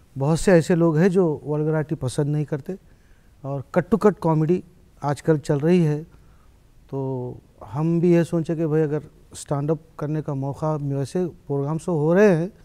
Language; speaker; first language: Hindi; native; Hindi